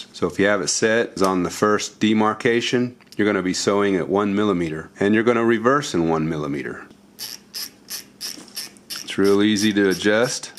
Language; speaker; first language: English; native; English